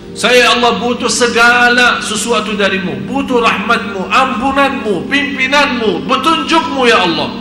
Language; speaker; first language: Indonesian; non-native, fluent; Arabic